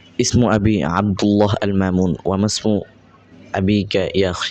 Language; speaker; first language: Arabic; non-native, learner; Bangla